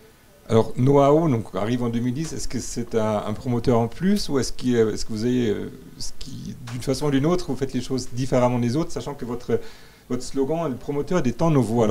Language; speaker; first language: French; native; French